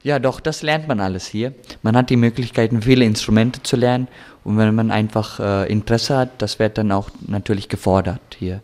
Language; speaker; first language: German; early bilingual, heritage; German